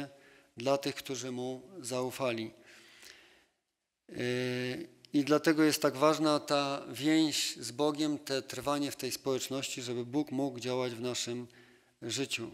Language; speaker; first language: Polish; native; Polish